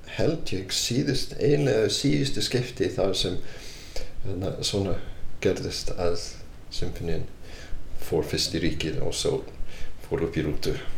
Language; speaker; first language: Icelandic; non-native, fluent; English